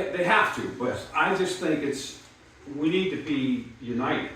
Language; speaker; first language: English; native; English